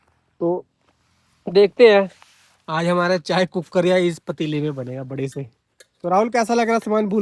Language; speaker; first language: Hindi; non-native, local second language; Punjabi